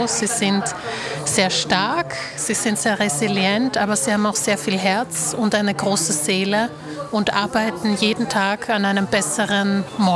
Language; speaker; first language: German; early bilingual, other home language; Slovak